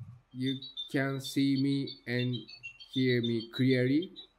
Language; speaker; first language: English; non-native, learner; Japanese